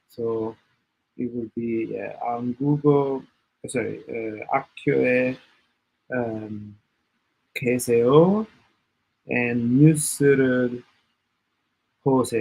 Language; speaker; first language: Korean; non-native, learner; Italian